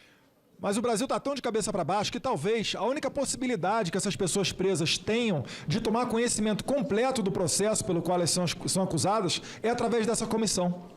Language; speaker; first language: Portuguese; native; Portuguese